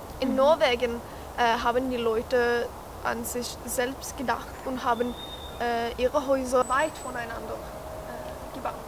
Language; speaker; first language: German; non-native, learner; Norwegian